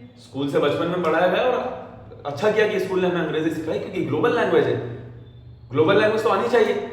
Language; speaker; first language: Hindi; native; Hindi